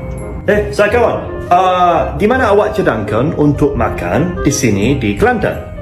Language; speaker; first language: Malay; non-native, learner; Spanish